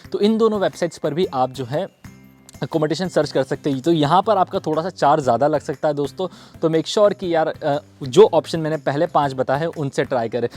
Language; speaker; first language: Hindi; native; Hindi